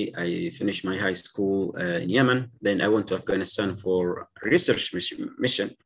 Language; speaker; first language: English; non-native, fluent; Arabic